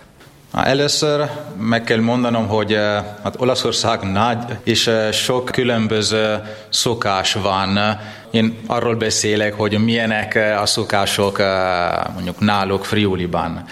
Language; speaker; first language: Hungarian; non-native, fluent; Italian